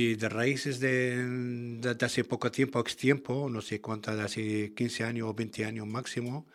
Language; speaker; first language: Spanish; non-native, learner; Arabic